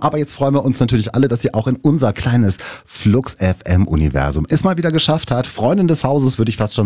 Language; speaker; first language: German; native; German